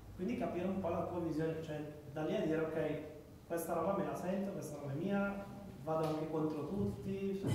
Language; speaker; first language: Italian; native; Italian